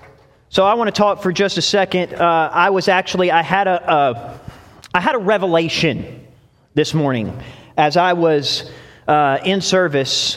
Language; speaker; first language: English; native; English